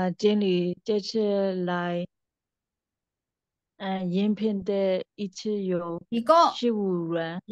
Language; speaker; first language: Chinese; non-native, learner; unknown